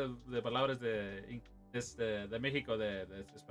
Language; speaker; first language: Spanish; early bilingual, heritage; English